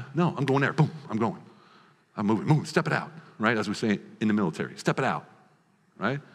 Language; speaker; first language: English; native; English